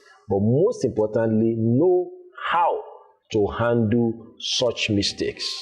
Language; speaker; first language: English; non-native, local second language; Yoruba